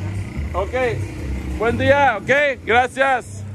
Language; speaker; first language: Spanish; non-native, learner; French